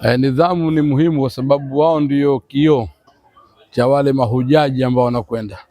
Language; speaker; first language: Swahili; native; Swahili